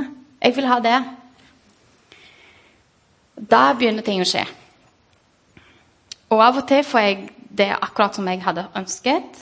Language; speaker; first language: Norwegian; non-native, fluent; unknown